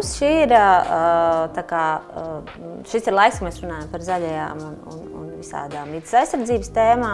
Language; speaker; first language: Latvian; native; Latvian